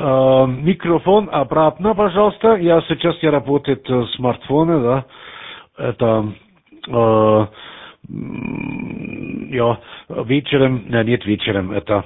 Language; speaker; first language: Russian; non-native, learner; German